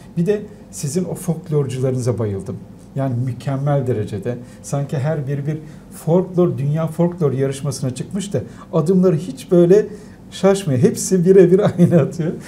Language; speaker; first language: Turkish; native; Turkish